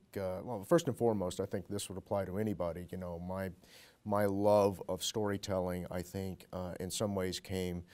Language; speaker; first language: English; native; English